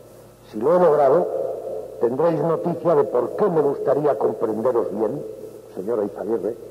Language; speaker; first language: Spanish; native; Spanish